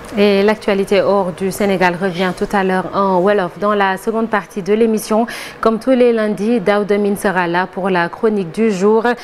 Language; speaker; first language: French; non-native, local second language; Wolof